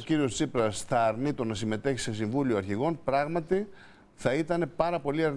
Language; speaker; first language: Greek; native; Greek